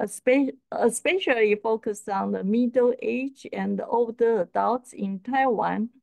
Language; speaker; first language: English; non-native, fluent; Chinese